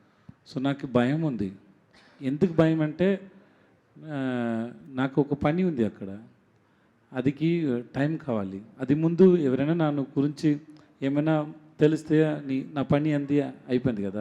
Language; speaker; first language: Telugu; non-native, learner; Tamil